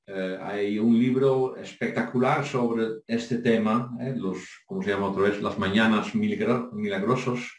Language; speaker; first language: Spanish; non-native, fluent; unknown